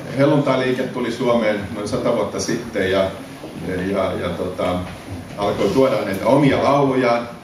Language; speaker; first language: Finnish; native; Finnish